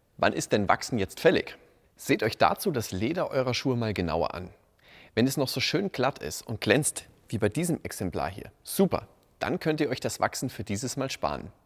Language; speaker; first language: German; native; German